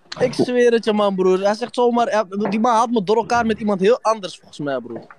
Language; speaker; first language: Dutch; early bilingual, other home language; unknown